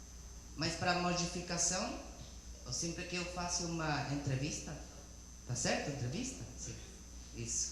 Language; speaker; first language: Portuguese; non-native, learner; Spanish